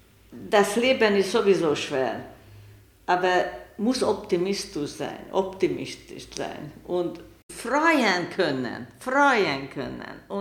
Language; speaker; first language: German; non-native, learner; Hungarian